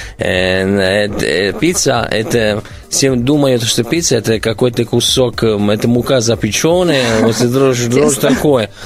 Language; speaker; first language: Russian; non-native, learner; Italian